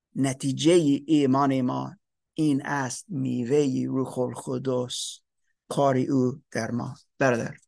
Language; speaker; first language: Persian; non-native, fluent; English